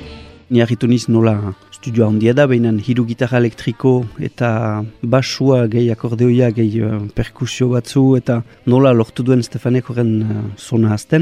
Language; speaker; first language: Basque; native; Basque